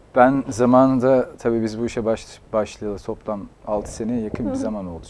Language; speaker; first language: Turkish; early bilingual, other home language; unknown